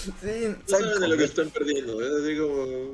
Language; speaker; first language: Spanish; native; Spanish